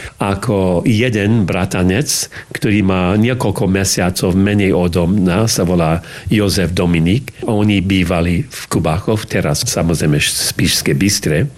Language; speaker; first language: Slovak; early bilingual, heritage; English